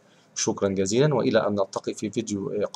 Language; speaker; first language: Arabic; native; Arabic